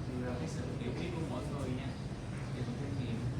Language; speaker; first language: Vietnamese; native; Vietnamese